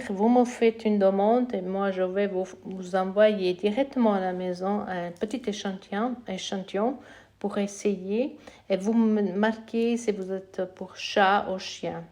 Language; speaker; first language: French; non-native, fluent; Italian